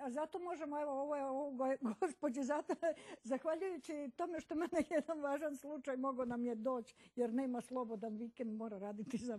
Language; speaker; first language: Croatian; native; Croatian